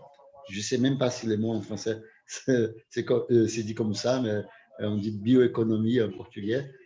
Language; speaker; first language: French; non-native, fluent; Portuguese